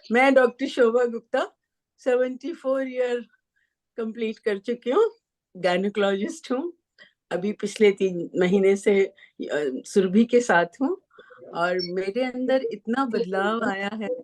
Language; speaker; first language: Hindi; native; Hindi